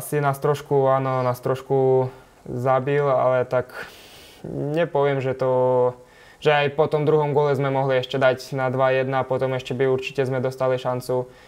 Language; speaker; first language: Slovak; non-native, fluent; Ukrainian